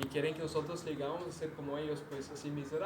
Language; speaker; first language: Spanish; native; Spanish